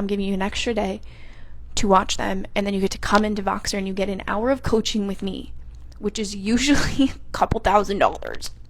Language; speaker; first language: English; native; English